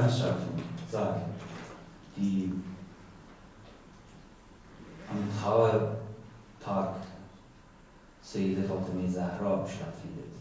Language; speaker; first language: German; non-native, learner; Persian